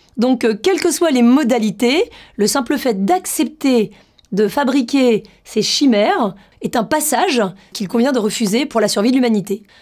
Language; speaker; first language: French; native; French